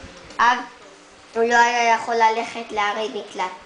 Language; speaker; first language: Hebrew; early bilingual, other home language; Spanish